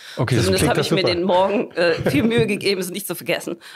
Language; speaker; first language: German; native; German